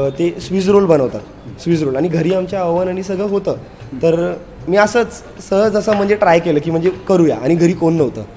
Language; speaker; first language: Marathi; non-native, local second language; Telugu